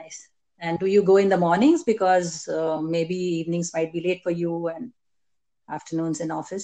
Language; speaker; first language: English; non-native, local second language; Hindi